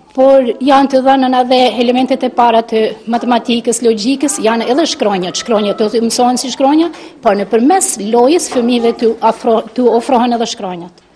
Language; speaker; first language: Albanian; native; Albanian